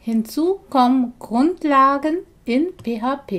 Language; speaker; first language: German; non-native, fluent; Persian